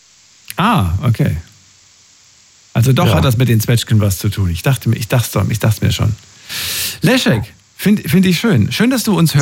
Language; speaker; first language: German; native; German